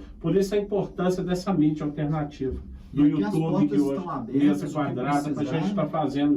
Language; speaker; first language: Portuguese; native; Portuguese